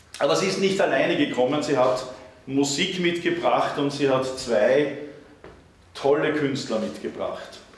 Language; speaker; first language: German; native; German